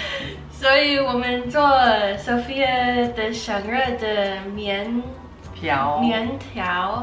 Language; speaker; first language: Chinese; non-native, learner; English